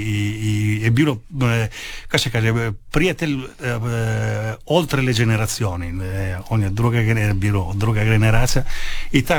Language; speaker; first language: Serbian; non-native, learner; Italian